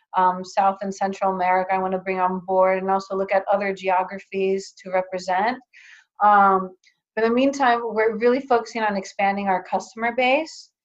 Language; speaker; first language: English; early bilingual, other home language; Greek